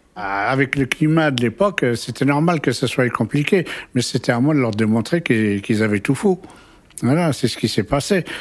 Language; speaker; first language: French; early bilingual, other home language; Kabyle